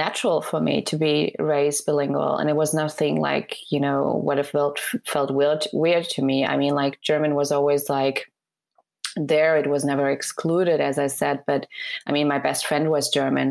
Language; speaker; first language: English; non-native, fluent; Serbian